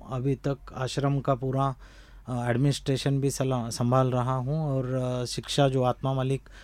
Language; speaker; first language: Hindi; non-native, local second language; Marathi